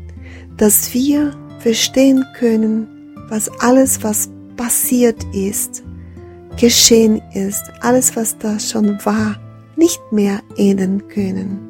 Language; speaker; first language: German; non-native, fluent; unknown